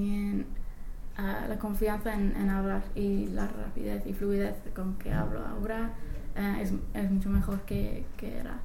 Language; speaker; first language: Spanish; non-native, fluent; English